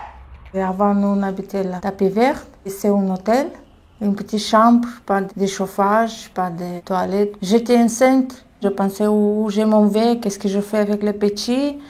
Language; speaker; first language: French; non-native, learner; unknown